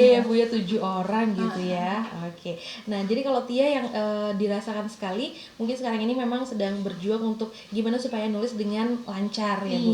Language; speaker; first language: Indonesian; native; Indonesian